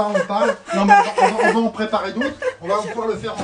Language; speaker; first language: French; native; French